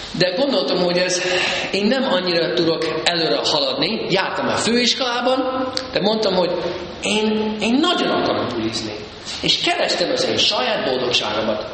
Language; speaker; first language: Hungarian; early bilingual, heritage; Hungarian